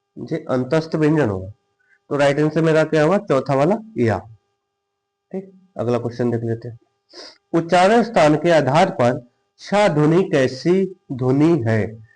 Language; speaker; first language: Hindi; native; Hindi